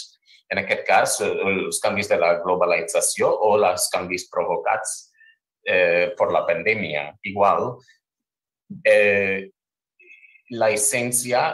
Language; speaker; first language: Catalan; non-native, fluent; English